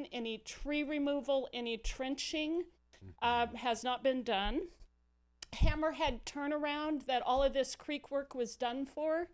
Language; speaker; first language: English; native; English